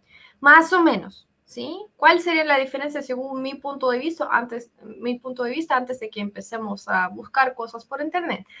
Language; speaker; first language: Spanish; non-native, fluent; Russian